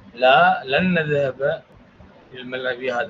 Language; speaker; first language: Arabic; non-native, fluent; Tamil